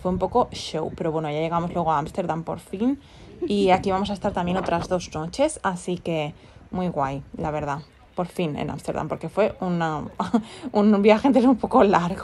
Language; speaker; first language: Spanish; native; Spanish